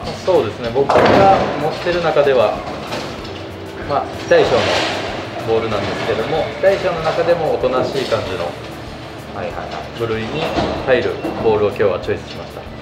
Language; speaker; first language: Japanese; native; Japanese